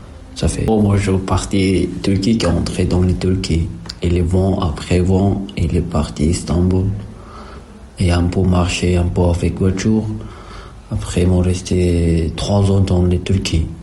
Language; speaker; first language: French; non-native, learner; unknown